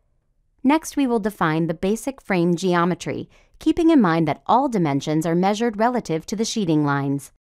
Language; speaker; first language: English; native; English